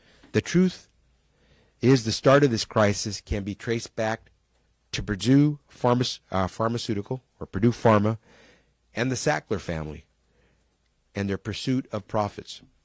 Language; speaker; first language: English; early bilingual, other home language; Spanish